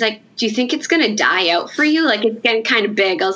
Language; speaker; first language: English; native; English